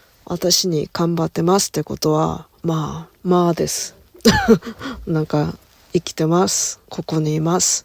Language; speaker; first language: Japanese; non-native, learner; Korean